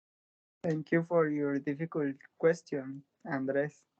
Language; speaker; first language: English; non-native, learner; Spanish